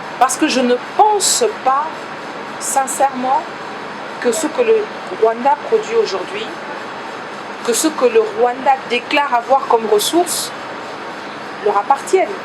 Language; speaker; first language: French; non-native, local second language; Lingala